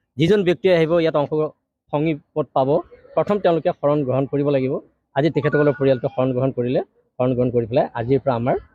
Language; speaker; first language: Assamese; native; Assamese